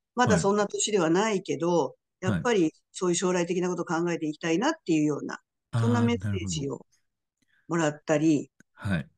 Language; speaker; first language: Japanese; native; Japanese